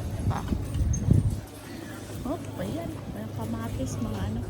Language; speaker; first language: Filipino; native; Filipino